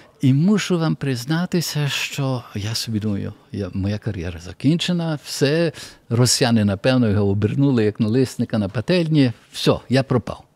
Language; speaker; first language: Ukrainian; early bilingual, heritage; Ukrainian